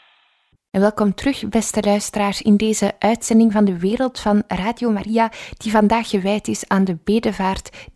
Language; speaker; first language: Dutch; native; Dutch